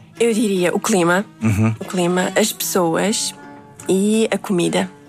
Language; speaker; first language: Portuguese; early bilingual, other home language; Uzbek